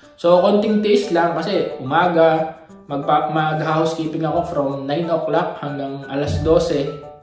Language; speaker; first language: Filipino; native; Filipino